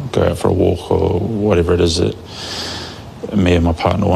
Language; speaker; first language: English; native; English